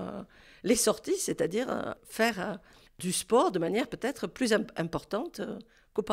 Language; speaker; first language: French; native; French